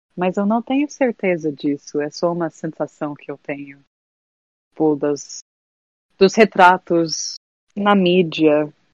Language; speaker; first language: Portuguese; non-native, fluent; English